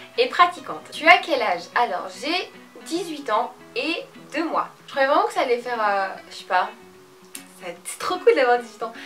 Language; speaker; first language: French; early bilingual, other home language; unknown